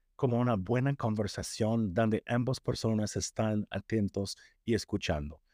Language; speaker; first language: Spanish; non-native, fluent; English